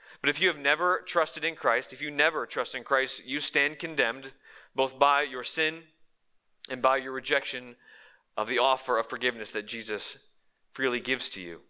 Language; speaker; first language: English; native; English